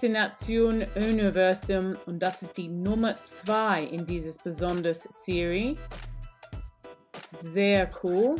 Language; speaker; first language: German; non-native, learner; English